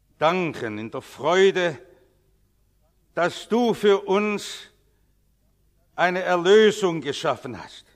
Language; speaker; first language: German; native; German